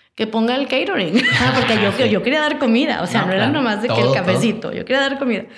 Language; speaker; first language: Spanish; native; Spanish